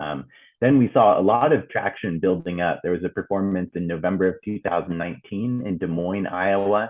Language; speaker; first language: English; native; English